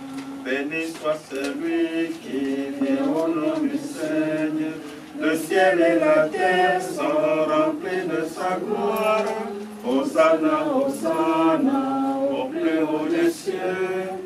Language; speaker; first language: French; native; French